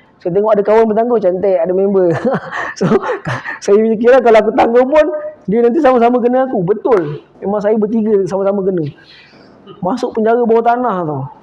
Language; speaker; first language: Malay; native; Malay